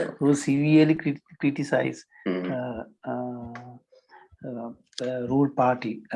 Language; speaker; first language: English; non-native, learner; Sinhala